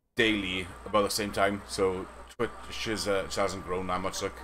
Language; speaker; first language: English; native; English